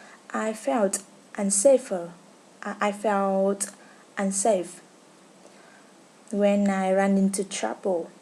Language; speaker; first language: English; non-native, learner; Vietnamese